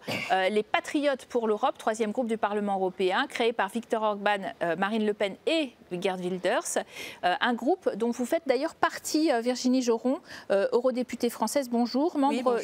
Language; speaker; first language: French; native; French